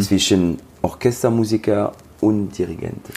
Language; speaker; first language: German; non-native, learner; French